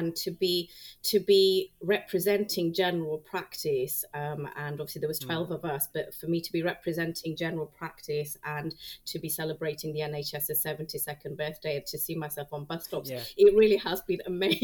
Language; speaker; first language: English; native; English